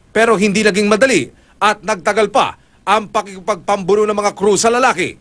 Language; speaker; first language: Filipino; native; Filipino